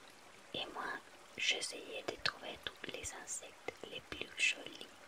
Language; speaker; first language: French; non-native, fluent; Spanish